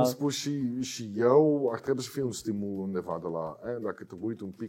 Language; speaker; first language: Romanian; non-native, learner; Dutch